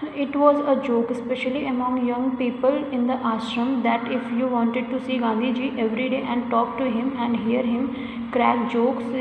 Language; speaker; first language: English; non-native, local second language; Hindi